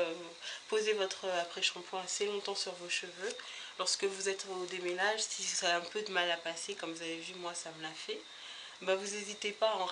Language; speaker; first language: French; native; French